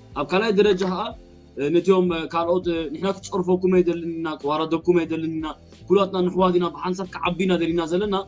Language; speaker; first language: Tigrinya; early bilingual, heritage; Tigrinya